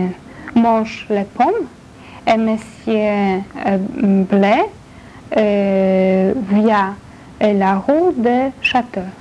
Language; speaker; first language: French; non-native, learner; Polish